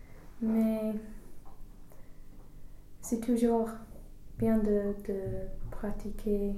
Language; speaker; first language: French; non-native, fluent; English